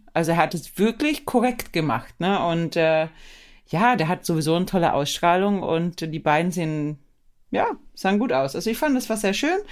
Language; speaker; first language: German; non-native, fluent; Swedish